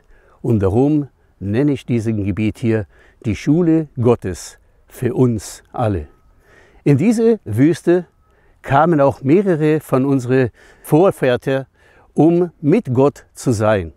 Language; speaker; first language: German; non-native, fluent; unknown